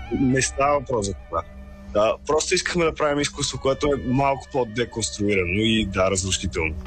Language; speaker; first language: Bulgarian; native; Bulgarian